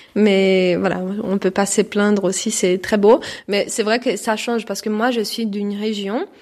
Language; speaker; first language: French; non-native, fluent; Portuguese